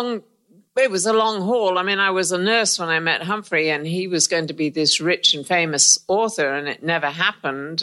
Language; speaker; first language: English; native; English